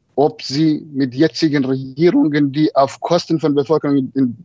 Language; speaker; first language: German; non-native, fluent; Persian